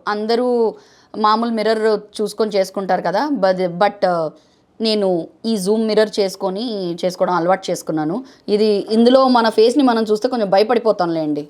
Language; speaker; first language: Telugu; non-native, fluent; Bangla